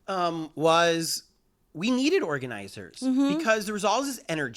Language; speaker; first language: English; native; English